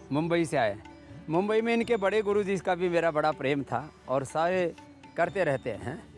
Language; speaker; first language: Hindi; native; Hindi